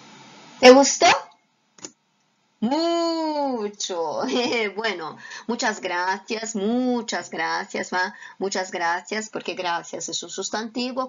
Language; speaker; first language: Spanish; non-native, fluent; Portuguese